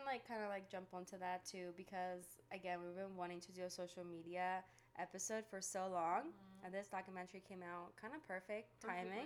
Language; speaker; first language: English; early bilingual, other home language; Greek